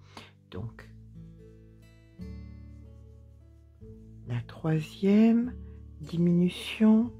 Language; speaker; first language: French; native; French